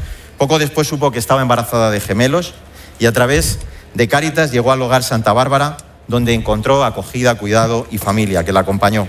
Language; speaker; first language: Spanish; native; Spanish